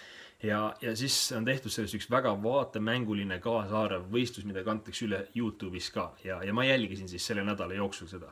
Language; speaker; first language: Estonian; native; Estonian